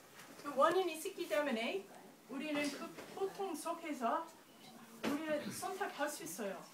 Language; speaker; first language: Korean; non-native, learner; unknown